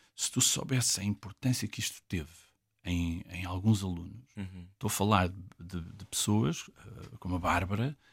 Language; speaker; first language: Portuguese; native; Portuguese